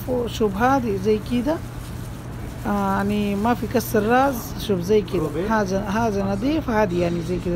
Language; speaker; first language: Arabic; non-native, learner; Bangla